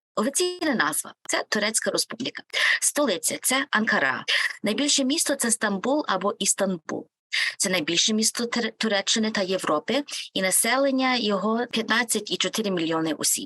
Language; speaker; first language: Ukrainian; native; Ukrainian